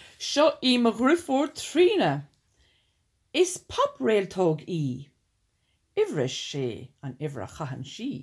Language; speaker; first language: Irish; non-native, local second language; English